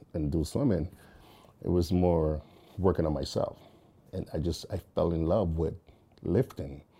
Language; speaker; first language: English; early bilingual, other home language; Jamaican Creole English